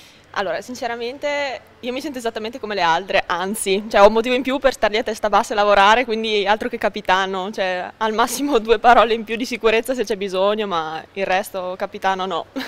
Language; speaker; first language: Italian; native; Italian